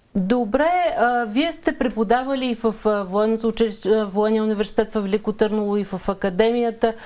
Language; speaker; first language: Bulgarian; native; Bulgarian